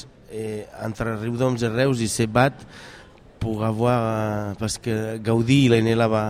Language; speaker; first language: French; non-native, fluent; Catalan